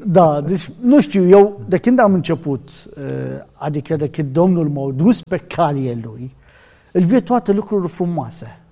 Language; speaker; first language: Romanian; non-native, learner; Arabic